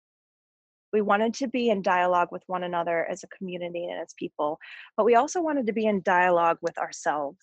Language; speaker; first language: English; native; English